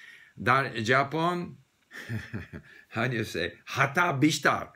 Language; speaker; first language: Persian; non-native, learner; English